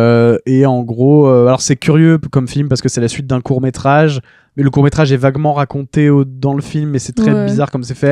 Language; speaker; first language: French; native; French